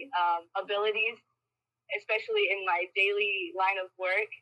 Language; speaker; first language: English; early bilingual, other home language; Spanish